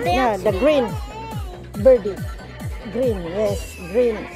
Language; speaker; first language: English; non-native, learner; Filipino